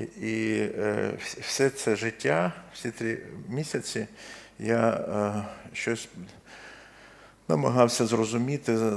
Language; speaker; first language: Ukrainian; non-native, local second language; Russian